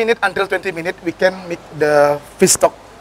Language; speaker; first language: English; non-native, learner; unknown